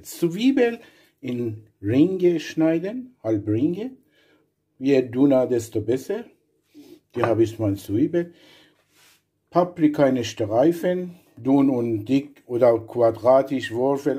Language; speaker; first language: German; non-native, learner; Persian